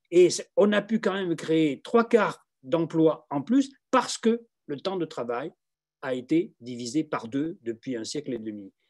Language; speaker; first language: French; native; French